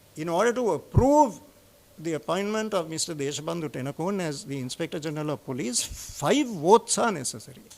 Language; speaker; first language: English; non-native, local second language; Sinhala